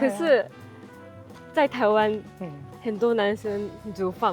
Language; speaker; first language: Chinese; non-native, fluent; Japanese